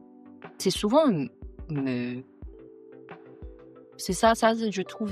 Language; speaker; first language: French; non-native, learner; Chinese